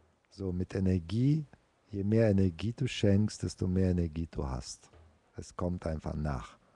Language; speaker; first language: German; non-native, fluent; Italian